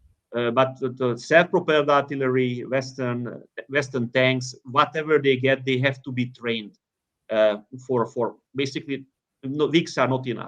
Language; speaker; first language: English; non-native, fluent; Hungarian